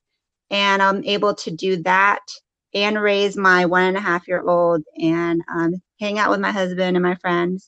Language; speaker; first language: English; native; English